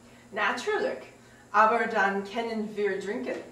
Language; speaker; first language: German; non-native, learner; English